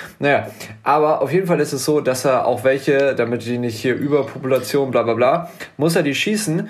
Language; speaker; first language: German; native; German